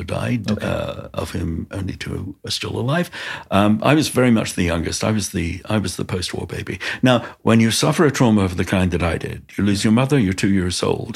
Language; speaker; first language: English; native; English